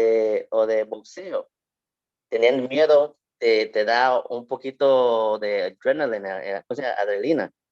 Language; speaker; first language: Spanish; early bilingual, heritage; Spanish